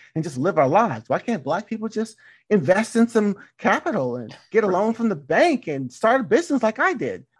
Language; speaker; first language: English; native; English